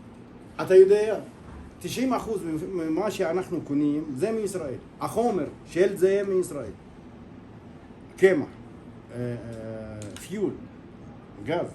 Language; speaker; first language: Hebrew; non-native, local second language; Arabic